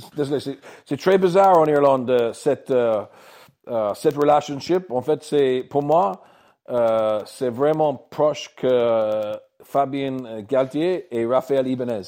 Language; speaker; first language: French; non-native, learner; English